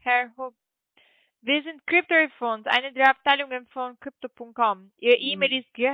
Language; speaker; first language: German; non-native, learner; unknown